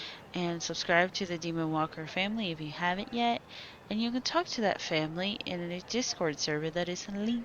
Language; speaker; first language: English; native; English